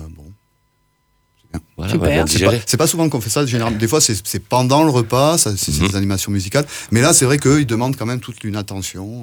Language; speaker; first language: French; native; French